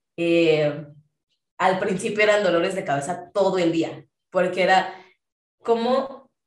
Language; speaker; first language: Spanish; native; Spanish